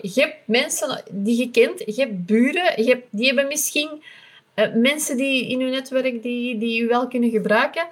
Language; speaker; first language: Dutch; native; Dutch